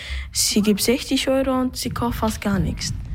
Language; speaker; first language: German; early bilingual, other home language; Turkish